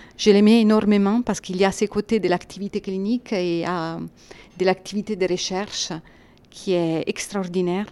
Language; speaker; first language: French; non-native, fluent; Italian